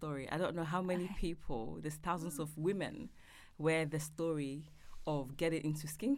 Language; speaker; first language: English; non-native, local second language; Yoruba